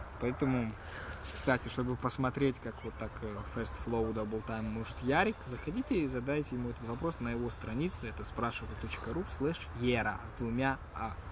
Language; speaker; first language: Russian; early bilingual, heritage; Russian